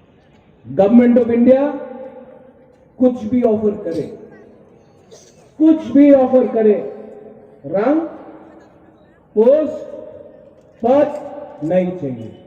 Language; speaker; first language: Hindi; non-native, local second language; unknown